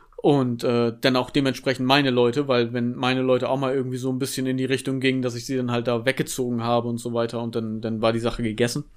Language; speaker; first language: German; native; German